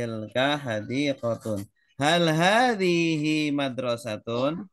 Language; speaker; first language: Arabic; non-native, fluent; Indonesian